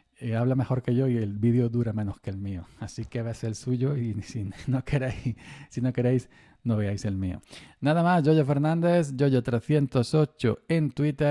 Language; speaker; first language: Spanish; native; Spanish